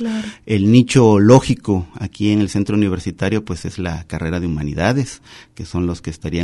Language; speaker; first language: Spanish; native; Spanish